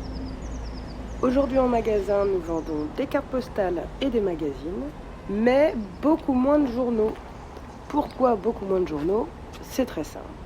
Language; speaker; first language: French; native; French